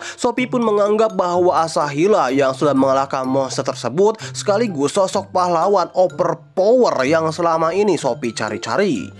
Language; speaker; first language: Indonesian; native; Indonesian